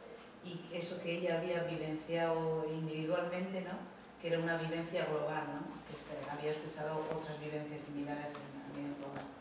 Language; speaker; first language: Spanish; native; Spanish